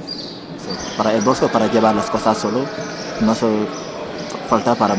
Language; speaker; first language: Spanish; non-native, learner; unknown